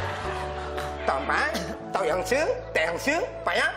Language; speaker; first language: Indonesian; native; Indonesian